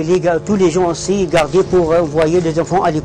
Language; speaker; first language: French; non-native, learner; Arabic